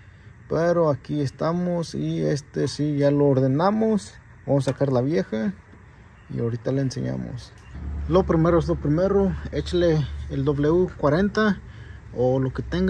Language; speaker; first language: Spanish; early bilingual, heritage; Spanish